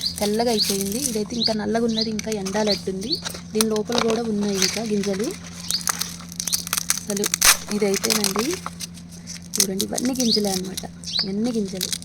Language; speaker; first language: Telugu; native; Telugu